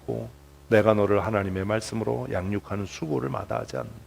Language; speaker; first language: Korean; native; Korean